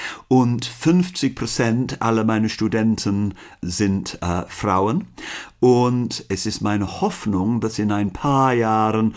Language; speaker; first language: German; non-native, fluent; English